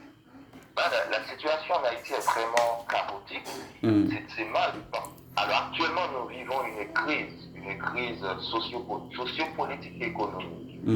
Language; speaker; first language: French; non-native, local second language; Haitian Creole